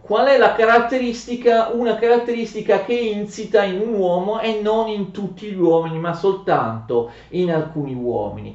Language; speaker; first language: Italian; native; Italian